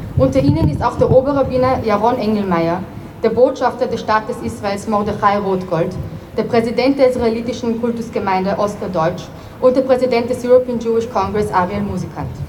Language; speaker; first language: German; native; German